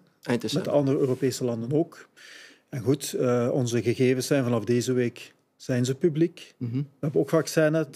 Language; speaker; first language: Dutch; native; Dutch